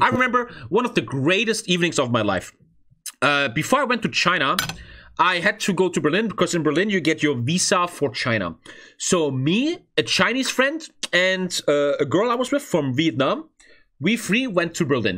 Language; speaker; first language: English; non-native, fluent; German